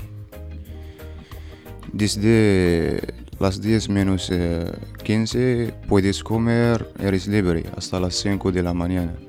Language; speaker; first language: Spanish; non-native, learner; Berber languages